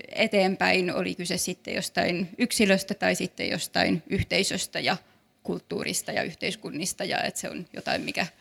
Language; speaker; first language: Finnish; native; Finnish